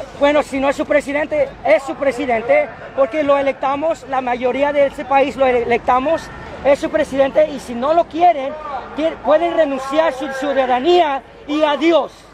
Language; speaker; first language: Spanish; early bilingual, heritage; Spanish